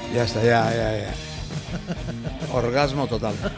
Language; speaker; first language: Spanish; native; Spanish